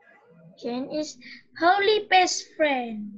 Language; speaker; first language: English; non-native, learner; Vietnamese